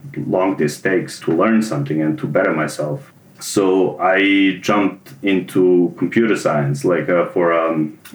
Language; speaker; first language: English; non-native, fluent; Serbian